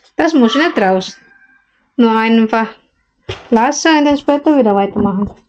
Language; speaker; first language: German; non-native, learner; Indonesian